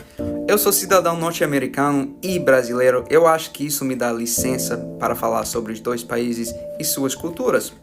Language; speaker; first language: Portuguese; non-native, fluent; English